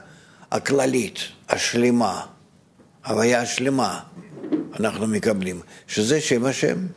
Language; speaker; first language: Hebrew; non-native, fluent; Russian